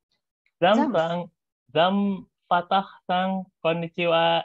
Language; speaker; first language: Japanese; non-native, learner; Indonesian